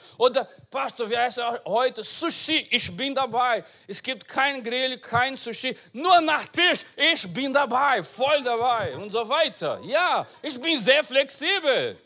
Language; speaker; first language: German; non-native, learner; Portuguese